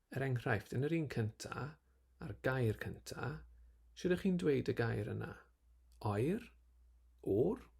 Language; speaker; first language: Welsh; native; Welsh